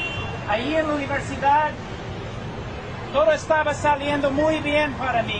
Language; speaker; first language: Spanish; non-native, fluent; English